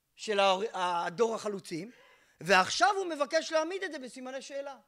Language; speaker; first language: Hebrew; native; Hebrew